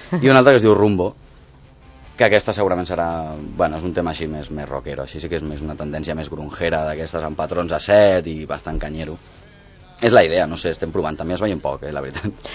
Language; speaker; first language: Catalan; non-native, local second language; Spanish